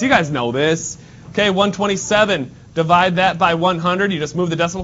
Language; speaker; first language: English; native; English